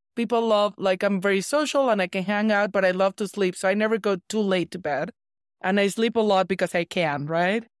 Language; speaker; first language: English; non-native, fluent; Spanish